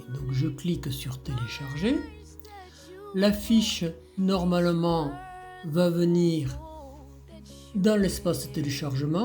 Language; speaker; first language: French; native; French